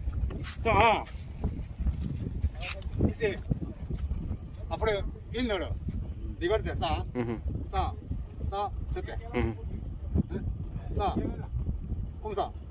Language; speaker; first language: French; non-native, learner; Korean